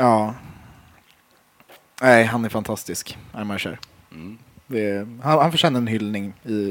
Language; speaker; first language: Swedish; native; Swedish